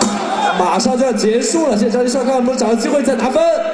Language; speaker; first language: Chinese; native; Chinese